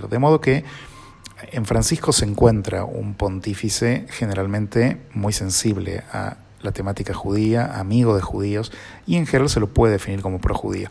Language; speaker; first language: Spanish; native; Spanish